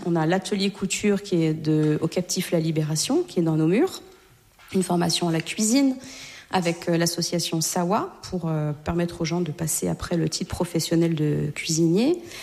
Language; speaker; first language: French; native; French